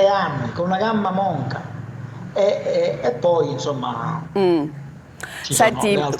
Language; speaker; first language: Italian; native; Italian